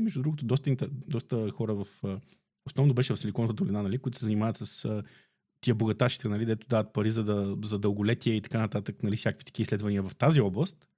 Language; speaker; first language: Bulgarian; native; Bulgarian